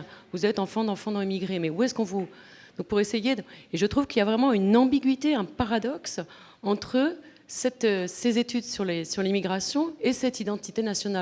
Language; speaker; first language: French; native; French